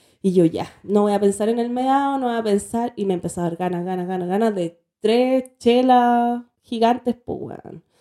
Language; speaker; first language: Spanish; native; Spanish